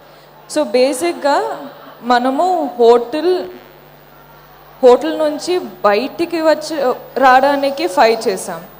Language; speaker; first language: Telugu; non-native, local second language; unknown